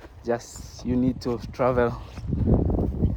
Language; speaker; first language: English; non-native, learner; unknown